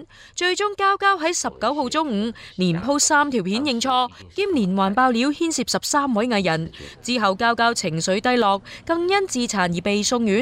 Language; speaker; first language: Chinese; native; Chinese